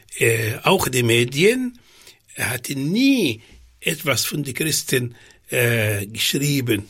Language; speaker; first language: German; non-native, fluent; Arabic